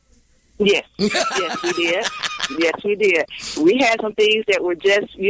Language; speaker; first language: English; native; English